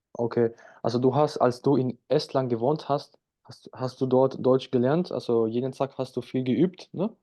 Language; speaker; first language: German; non-native, fluent; Spanish